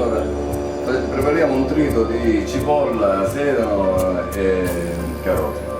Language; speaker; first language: Italian; native; Italian